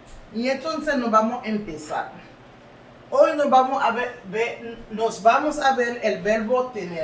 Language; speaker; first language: Spanish; non-native, learner; Haitian Creole